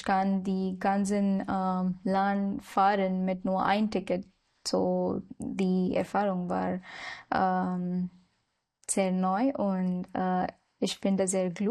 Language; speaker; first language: German; non-native, learner; Marathi